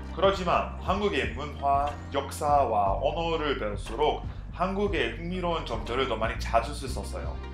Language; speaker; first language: Korean; non-native, fluent; English